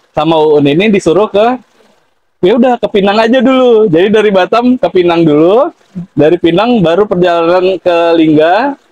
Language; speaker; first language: Indonesian; native; Indonesian